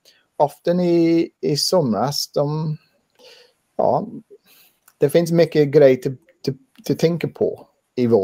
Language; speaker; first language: Swedish; non-native, fluent; English